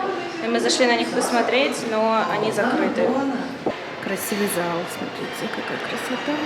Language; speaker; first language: Russian; native; Russian